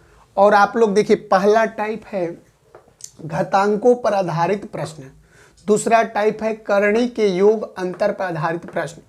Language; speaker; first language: Hindi; native; Hindi